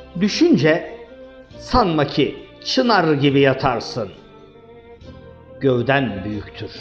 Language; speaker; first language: Turkish; native; Turkish